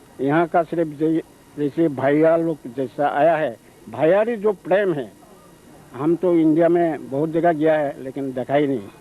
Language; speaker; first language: Hindi; non-native, local second language; Assamese